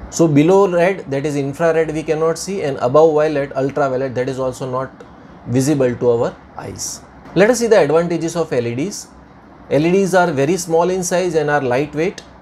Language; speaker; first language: English; non-native, local second language; Gujarati